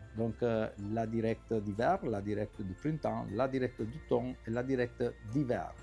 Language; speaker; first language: French; non-native, fluent; Italian